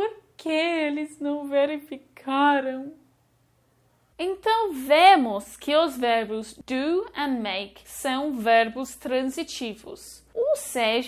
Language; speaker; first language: Portuguese; non-native, fluent; English